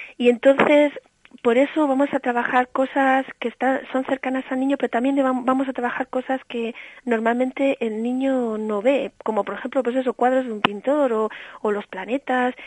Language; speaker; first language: Spanish; early bilingual, heritage; Spanish